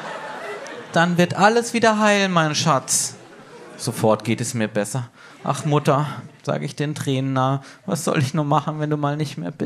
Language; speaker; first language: German; native; German